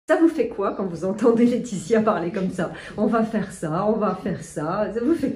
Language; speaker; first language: French; native; French